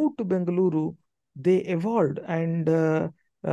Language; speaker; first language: English; non-native, local second language; Tamil